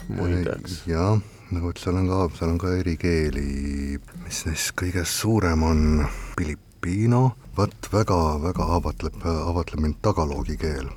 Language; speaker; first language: Estonian; native; Estonian